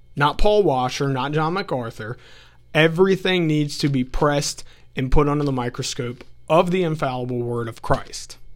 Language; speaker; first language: English; native; English